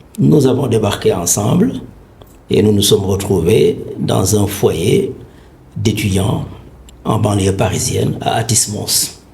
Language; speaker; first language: French; non-native, local second language; Wolof